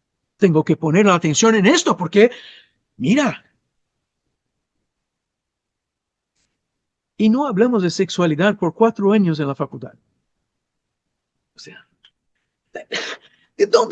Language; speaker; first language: Spanish; non-native, fluent; Portuguese